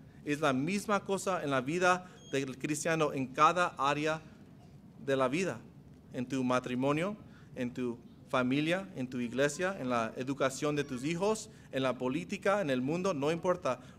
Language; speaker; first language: Spanish; non-native, fluent; English